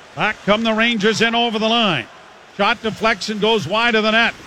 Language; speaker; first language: English; native; English